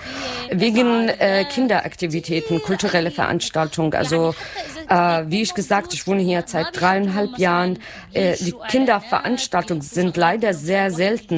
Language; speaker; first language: German; non-native, learner; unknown